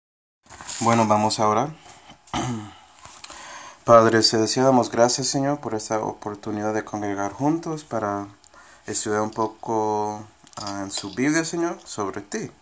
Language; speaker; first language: Spanish; non-native, fluent; English